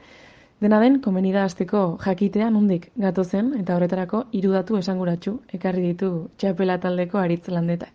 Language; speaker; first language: Basque; native; Basque